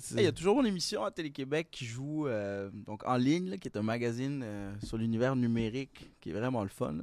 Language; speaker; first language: French; native; French